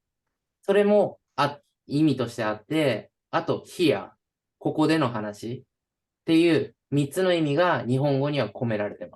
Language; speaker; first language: Japanese; native; Japanese